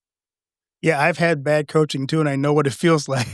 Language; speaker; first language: English; native; English